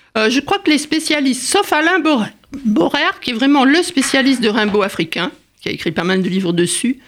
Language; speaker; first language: French; native; French